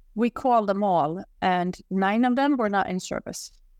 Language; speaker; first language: English; non-native, fluent; Swedish